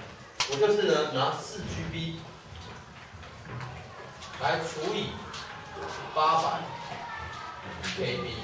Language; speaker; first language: Chinese; native; Chinese